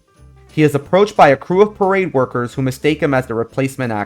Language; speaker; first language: English; native; English